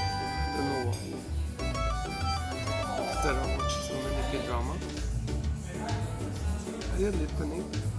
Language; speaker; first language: Italian; non-native, learner; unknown